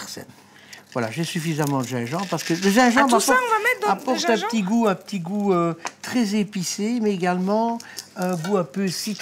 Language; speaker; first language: French; native; French